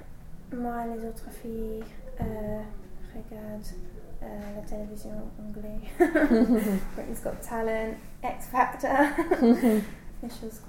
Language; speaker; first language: French; non-native, learner; English